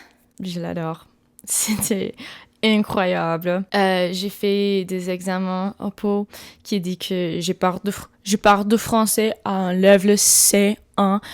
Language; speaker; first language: French; non-native, learner; English